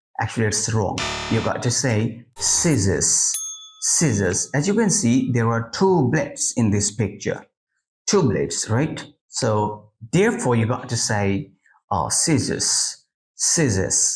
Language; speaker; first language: English; non-native, local second language; Bangla